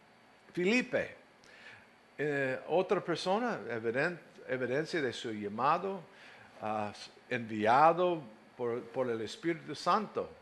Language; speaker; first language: Spanish; non-native, fluent; English